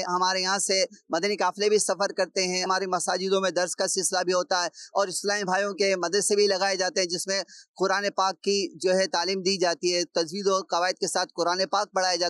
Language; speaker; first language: Urdu; native; Urdu